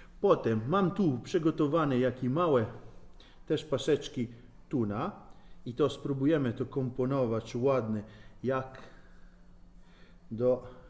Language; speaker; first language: Polish; non-native, learner; Italian